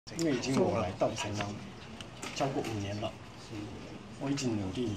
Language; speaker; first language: Chinese; non-native, fluent; Japanese